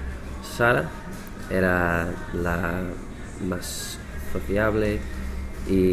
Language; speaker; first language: Spanish; non-native, learner; English